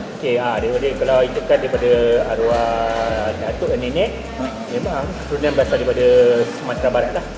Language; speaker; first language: Malay; native; Malay